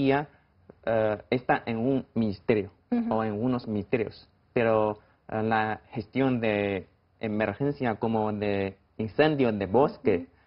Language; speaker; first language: Spanish; non-native, fluent; Chinese